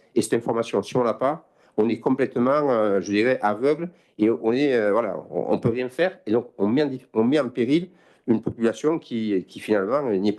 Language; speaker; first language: French; native; French